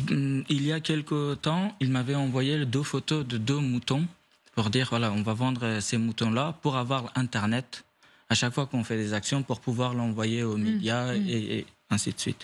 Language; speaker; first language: French; non-native, fluent; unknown